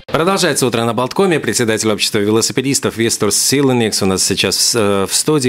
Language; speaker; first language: Russian; native; Russian